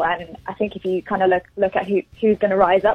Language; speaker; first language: English; native; English